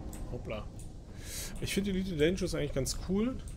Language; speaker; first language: German; native; German